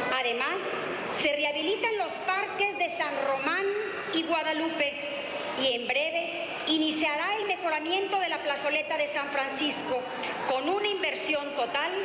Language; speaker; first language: Spanish; native; Spanish